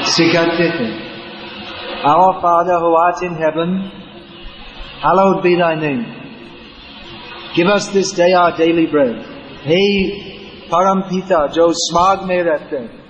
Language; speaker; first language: Hindi; non-native, learner; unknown